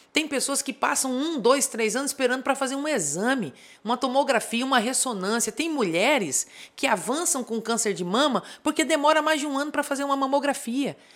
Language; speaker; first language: Portuguese; native; Portuguese